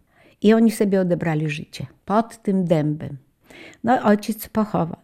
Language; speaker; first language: Polish; native; Polish